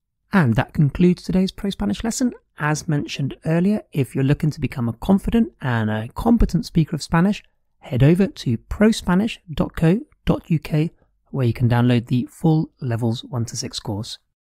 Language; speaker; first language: English; native; English